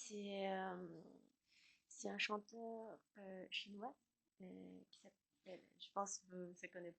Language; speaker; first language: French; non-native, learner; Chinese